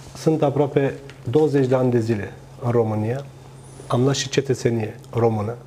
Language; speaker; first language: Romanian; non-native, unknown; Turkish